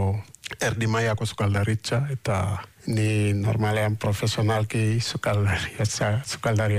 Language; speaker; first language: Basque; non-native, learner; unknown